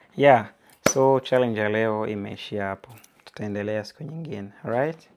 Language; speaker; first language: Swahili; non-native, local second language; Bembe